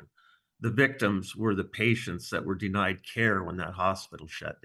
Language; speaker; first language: English; native; English